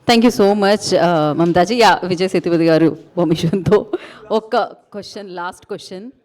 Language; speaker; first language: Telugu; native; Telugu